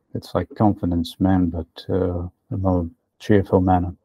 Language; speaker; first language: English; non-native, fluent; Ukrainian